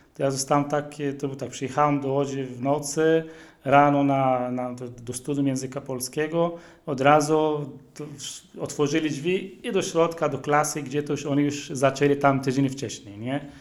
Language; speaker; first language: Polish; non-native, fluent; Arabic